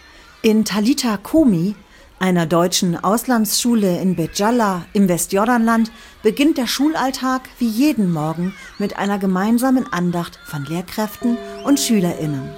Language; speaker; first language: German; native; German